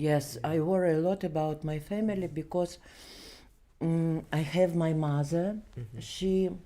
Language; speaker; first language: English; non-native, learner; Belarusian